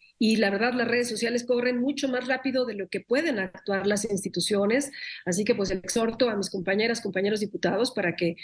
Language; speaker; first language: Spanish; native; Spanish